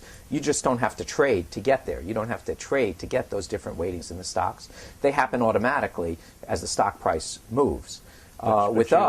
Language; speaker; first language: English; native; English